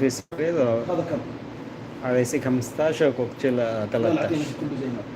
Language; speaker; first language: Arabic; non-native, learner; Bangla